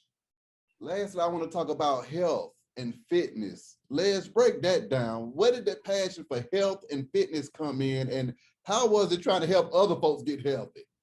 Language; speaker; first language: English; native; English